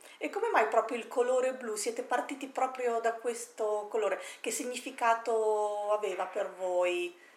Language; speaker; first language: Italian; native; Italian